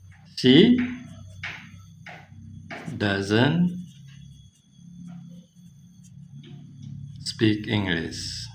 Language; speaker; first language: English; non-native, fluent; Indonesian